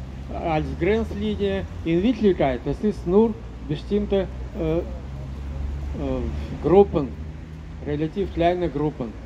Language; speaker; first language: German; non-native, learner; Russian